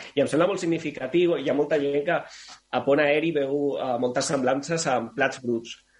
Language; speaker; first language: Catalan; non-native, local second language; Spanish